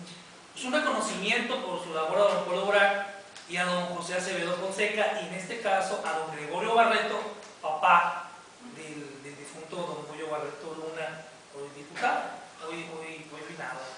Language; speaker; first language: Spanish; native; Spanish